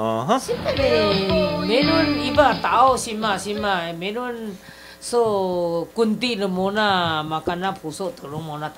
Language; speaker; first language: Filipino; non-native, learner; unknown